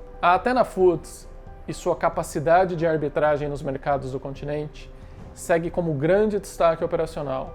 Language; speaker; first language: Portuguese; native; Portuguese